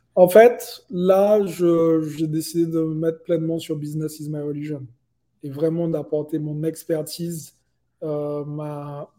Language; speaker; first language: French; native; French